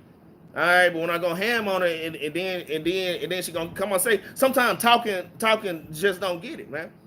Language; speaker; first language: English; native; English